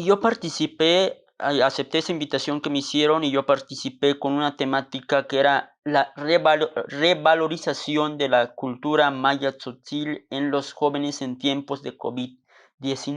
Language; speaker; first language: Spanish; non-native, local second language; Tzotzil